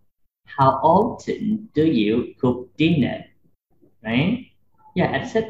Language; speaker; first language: English; non-native, fluent; Vietnamese